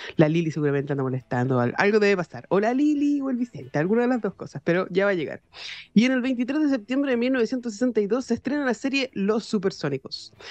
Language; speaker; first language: Spanish; native; Spanish